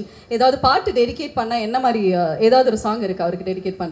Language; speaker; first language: Tamil; native; Tamil